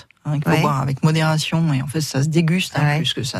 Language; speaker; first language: French; native; French